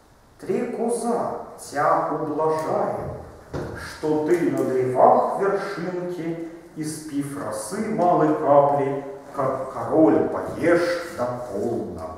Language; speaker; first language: Russian; native; Russian